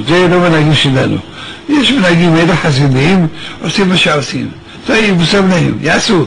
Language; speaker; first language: Hebrew; early bilingual, other home language; Arabic